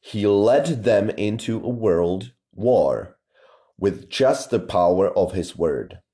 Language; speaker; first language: English; non-native, fluent; Czech